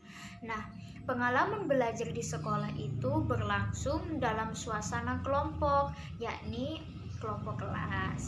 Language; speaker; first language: Indonesian; native; Indonesian